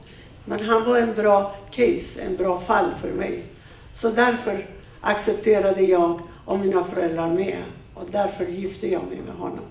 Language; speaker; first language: Swedish; non-native, fluent; Persian